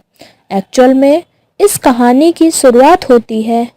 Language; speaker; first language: Hindi; native; Hindi